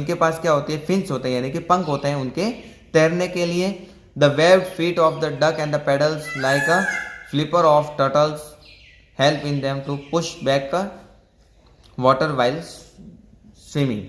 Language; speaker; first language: Hindi; native; Hindi